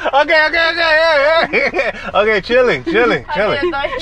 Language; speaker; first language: English; native; English